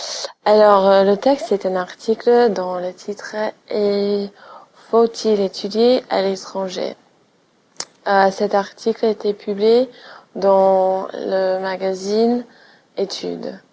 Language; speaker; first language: French; non-native, fluent; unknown